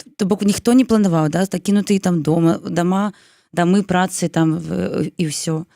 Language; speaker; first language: Belarusian; non-native, local second language; Russian